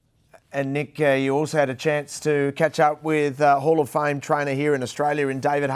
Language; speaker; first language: English; native; English